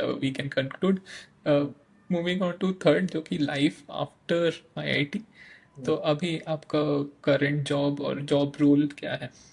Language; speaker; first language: Hindi; non-native, local second language; Bangla